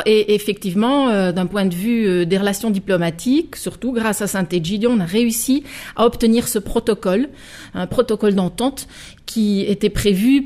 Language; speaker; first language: French; non-native, fluent; Italian